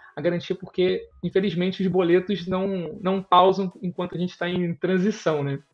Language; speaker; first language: Portuguese; native; Portuguese